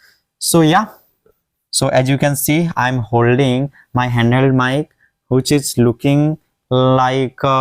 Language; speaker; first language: English; non-native, local second language; Odia